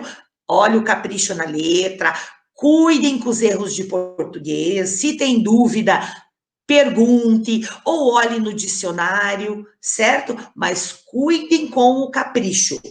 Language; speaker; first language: Portuguese; native; Portuguese